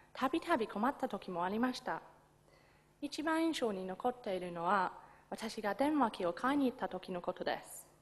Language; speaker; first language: Japanese; non-native, fluent; English